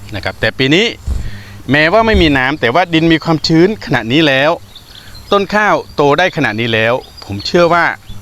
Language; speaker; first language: Thai; non-native, local second language; Khmer